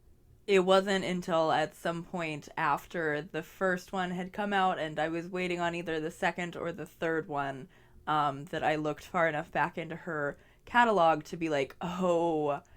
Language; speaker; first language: English; native; English